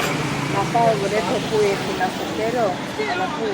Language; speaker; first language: Greek; non-native, learner; Armenian